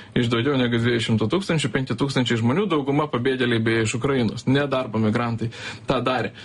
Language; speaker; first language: Lithuanian; native; Lithuanian